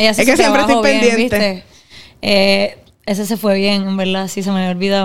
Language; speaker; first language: Spanish; native; Spanish